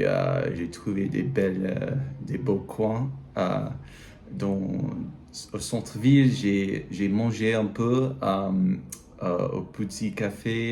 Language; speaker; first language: French; non-native, learner; English